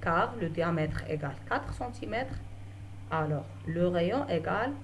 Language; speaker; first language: French; non-native, local second language; Arabic